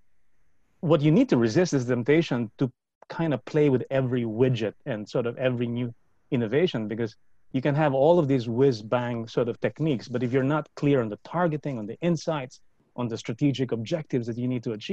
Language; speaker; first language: English; non-native, local second language; Filipino